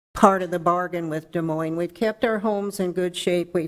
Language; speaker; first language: English; native; English